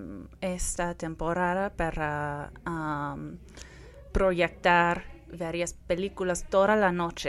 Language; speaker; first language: Spanish; non-native, fluent; English